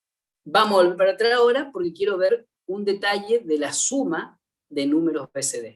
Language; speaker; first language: Spanish; native; Spanish